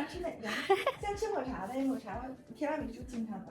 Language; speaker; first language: Chinese; native; Chinese